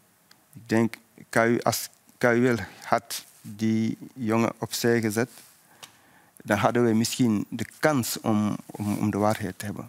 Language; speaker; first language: Dutch; non-native, fluent; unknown